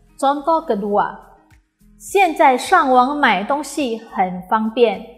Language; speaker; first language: Chinese; non-native, fluent; Indonesian